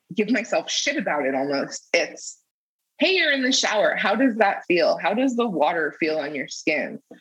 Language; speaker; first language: English; native; English